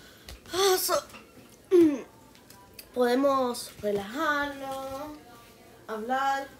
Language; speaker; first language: Spanish; early bilingual, heritage; Spanish